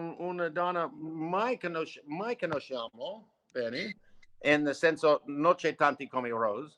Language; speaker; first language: Italian; non-native, learner; English